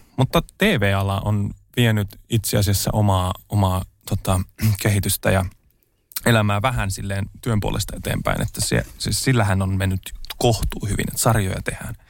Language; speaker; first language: Finnish; native; Finnish